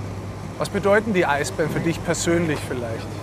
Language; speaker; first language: German; native; German